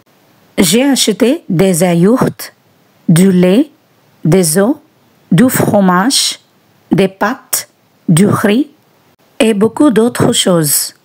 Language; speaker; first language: French; non-native, fluent; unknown